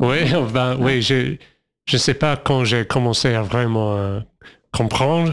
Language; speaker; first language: French; non-native, fluent; English